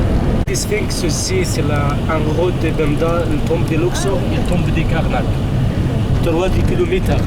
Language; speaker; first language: French; non-native, fluent; Arabic